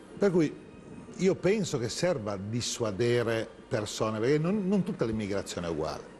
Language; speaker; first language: Italian; native; Italian